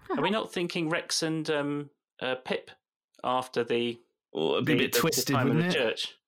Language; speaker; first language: English; native; English